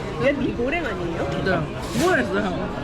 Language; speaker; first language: Korean; native; Korean